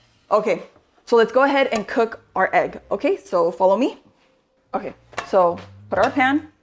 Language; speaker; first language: English; early bilingual, other home language; Spanish